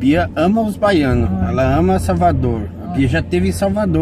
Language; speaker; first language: Portuguese; native; Portuguese